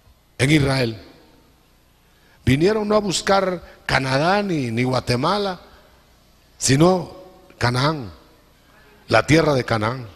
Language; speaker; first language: Spanish; native; Spanish